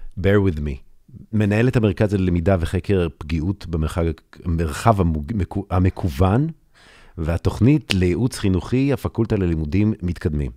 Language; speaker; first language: Hebrew; native; Hebrew